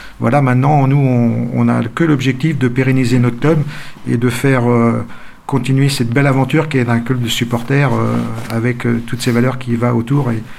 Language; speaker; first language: French; native; French